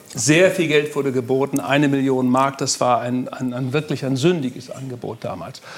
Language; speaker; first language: German; native; German